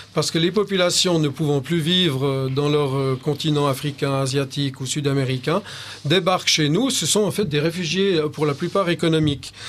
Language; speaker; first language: French; native; French